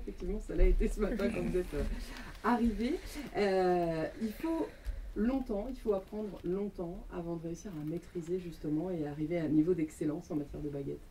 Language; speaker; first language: French; native; French